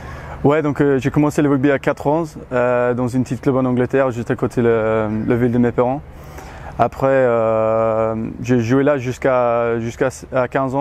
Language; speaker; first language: French; non-native, learner; English